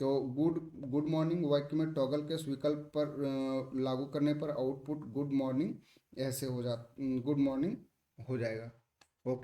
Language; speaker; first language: Hindi; native; Hindi